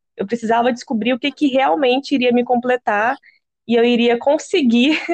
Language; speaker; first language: Portuguese; native; Portuguese